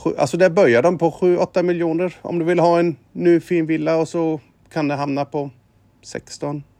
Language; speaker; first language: Swedish; non-native, fluent; German